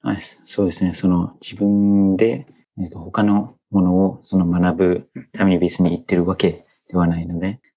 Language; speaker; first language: Japanese; non-native, fluent; English